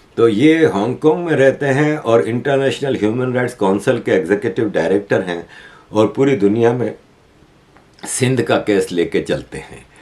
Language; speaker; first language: Urdu; native; Urdu